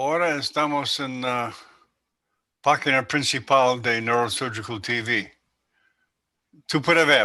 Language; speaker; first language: Spanish; non-native, learner; English